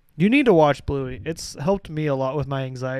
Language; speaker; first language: English; native; English